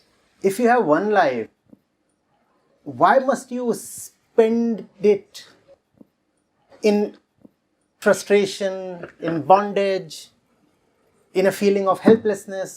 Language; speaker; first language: English; non-native, local second language; Hindi